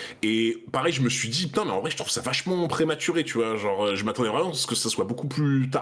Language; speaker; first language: French; native; French